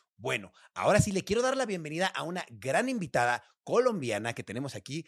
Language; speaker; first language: Spanish; native; Spanish